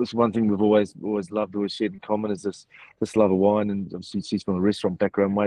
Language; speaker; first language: English; native; English